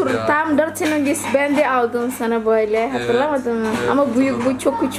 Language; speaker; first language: Turkish; non-native, learner; Indonesian